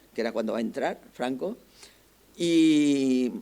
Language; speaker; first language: Spanish; non-native, local second language; Catalan